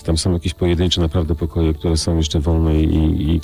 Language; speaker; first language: Polish; native; Polish